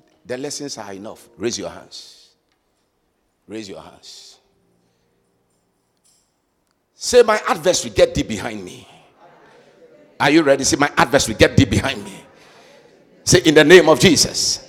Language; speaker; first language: English; non-native, local second language; Akan